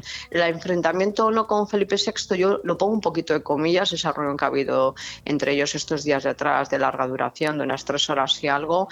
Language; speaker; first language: Spanish; native; Spanish